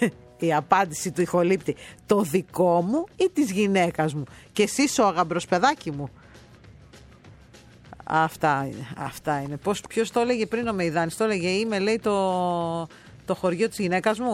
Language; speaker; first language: Greek; native; Greek